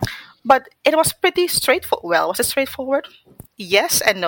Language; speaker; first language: English; non-native, fluent; Dutch